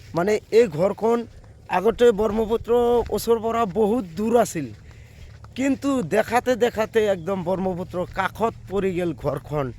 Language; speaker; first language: Assamese; non-native, local second language; Bangla